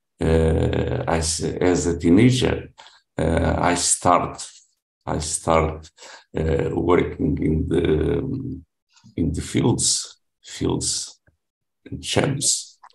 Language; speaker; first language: English; non-native, learner; Portuguese